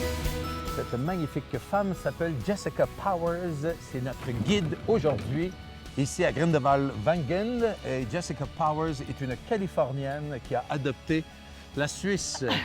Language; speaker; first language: French; native; French